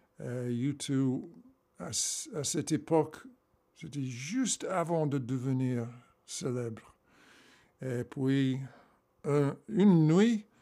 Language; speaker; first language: French; non-native, learner; English